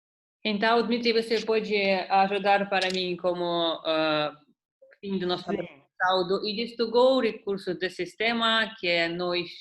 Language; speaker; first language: Portuguese; non-native, fluent; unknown